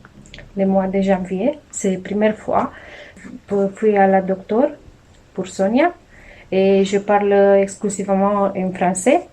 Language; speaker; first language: French; non-native, learner; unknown